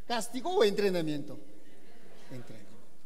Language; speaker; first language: Spanish; non-native, learner; Korean